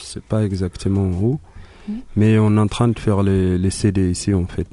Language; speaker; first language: French; non-native, local second language; Tamasheq